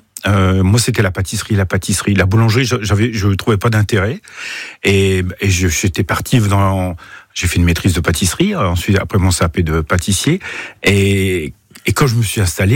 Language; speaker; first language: French; native; French